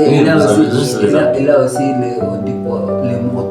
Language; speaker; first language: French; non-native, learner; Kalenjin